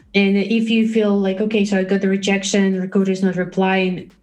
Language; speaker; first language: English; non-native, fluent; Russian